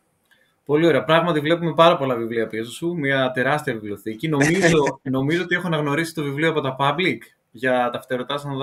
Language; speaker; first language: Greek; native; Greek